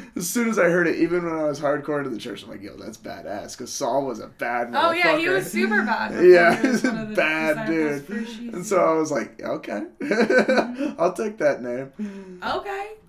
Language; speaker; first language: English; early bilingual, other home language; Italian